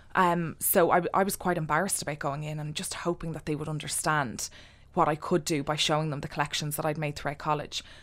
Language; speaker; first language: English; native; English